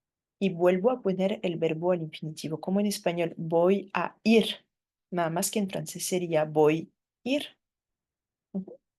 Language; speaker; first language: Spanish; non-native, fluent; French